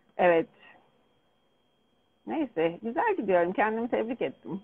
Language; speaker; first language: Turkish; native; Turkish